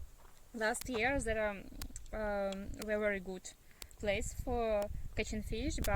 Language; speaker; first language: English; non-native, learner; Russian